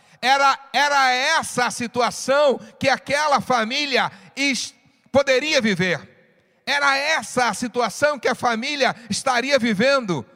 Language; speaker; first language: Portuguese; native; Portuguese